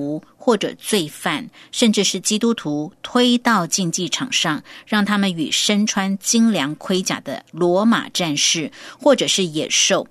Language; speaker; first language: Chinese; native; Chinese